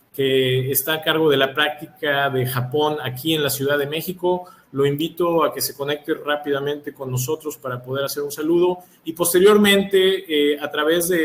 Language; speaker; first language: Spanish; native; Spanish